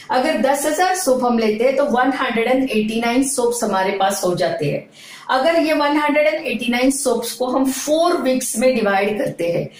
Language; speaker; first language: Hindi; non-native, local second language; Marathi